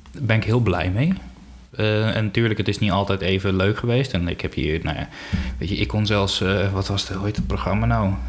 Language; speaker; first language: Dutch; early bilingual, other home language; Papiamento